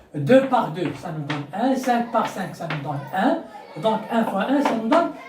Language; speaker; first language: French; non-native, local second language; Arabic